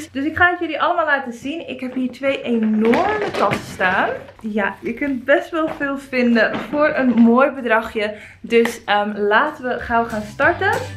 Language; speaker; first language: Dutch; native; Dutch